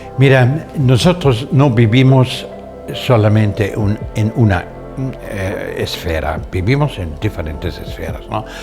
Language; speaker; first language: Spanish; non-native, fluent; German